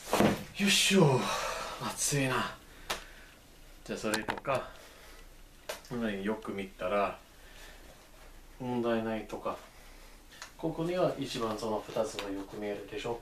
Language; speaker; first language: Japanese; non-native, fluent; English